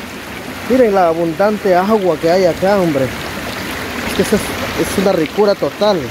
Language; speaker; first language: Spanish; native; Spanish